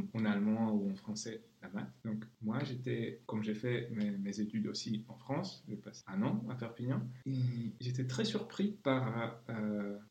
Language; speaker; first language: French; non-native, fluent; Czech